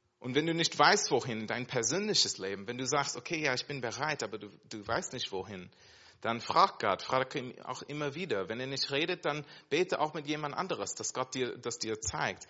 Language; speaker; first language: German; non-native, fluent; English